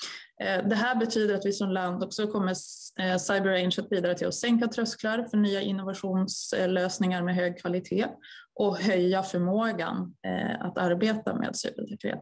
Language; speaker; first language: Swedish; native; Swedish